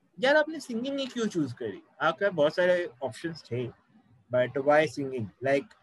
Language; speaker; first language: Hindi; native; Hindi